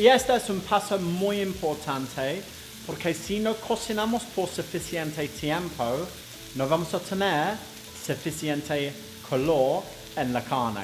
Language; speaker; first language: Spanish; non-native, fluent; English